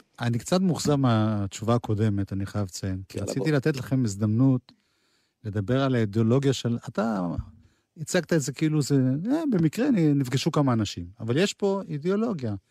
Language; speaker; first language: Hebrew; native; Hebrew